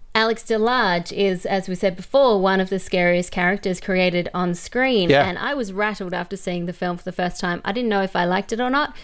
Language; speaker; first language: English; native; English